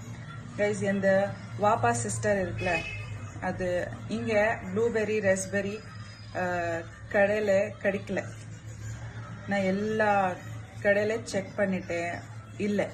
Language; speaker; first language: Tamil; non-native, local second language; Urdu